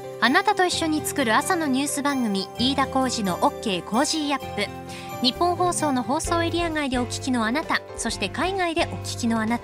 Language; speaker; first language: Japanese; native; Japanese